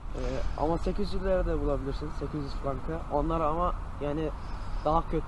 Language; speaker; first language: Turkish; early bilingual, heritage; Turkish